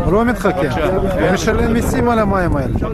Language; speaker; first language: Hebrew; native; Hebrew